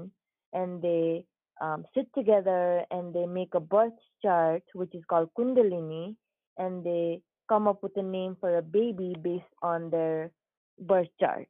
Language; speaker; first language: English; non-native, local second language; Nepali